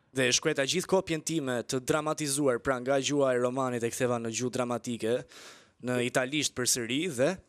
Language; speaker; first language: Albanian; native; Albanian